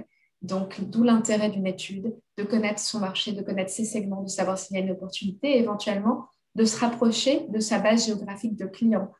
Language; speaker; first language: French; native; French